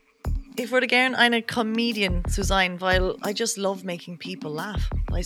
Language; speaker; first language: German; non-native, learner; English